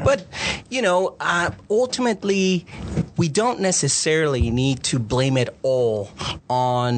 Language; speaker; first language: English; non-native, fluent; Spanish